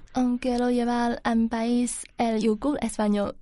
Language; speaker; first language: Spanish; non-native, learner; Chinese